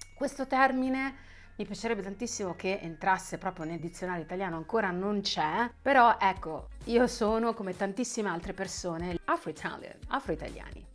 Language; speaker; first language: Italian; native; Italian